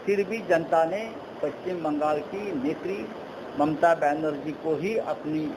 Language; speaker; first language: Hindi; non-native, local second language; Marathi